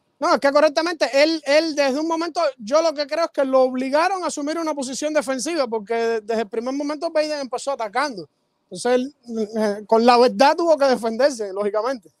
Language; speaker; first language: Spanish; native; Spanish